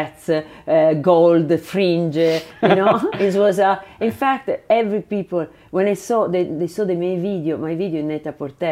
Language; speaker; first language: English; non-native, learner; Italian